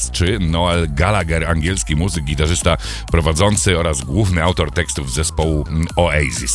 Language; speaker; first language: Polish; native; Polish